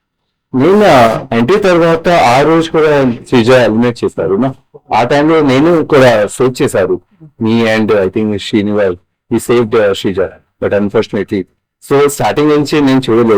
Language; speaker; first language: Telugu; non-native, learner; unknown